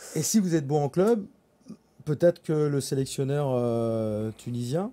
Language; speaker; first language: French; native; French